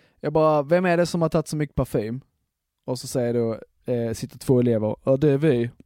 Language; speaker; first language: Swedish; native; Swedish